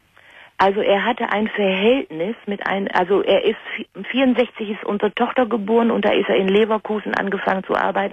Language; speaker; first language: German; native; German